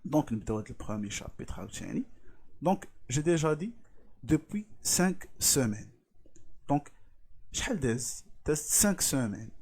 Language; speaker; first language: French; non-native, local second language; Arabic